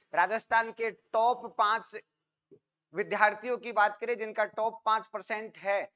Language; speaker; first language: Hindi; native; Hindi